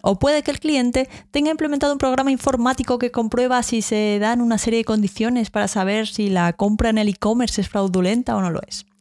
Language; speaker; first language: Spanish; native; Spanish